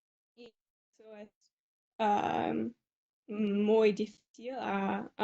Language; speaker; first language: Spanish; non-native, learner; English